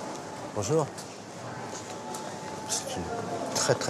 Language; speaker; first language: French; native; French